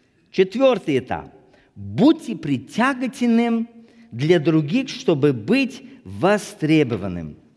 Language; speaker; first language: Russian; native; Russian